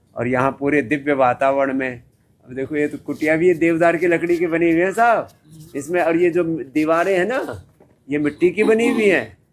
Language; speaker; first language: Hindi; native; Hindi